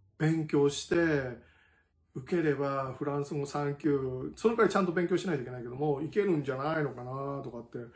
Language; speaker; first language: Japanese; native; Japanese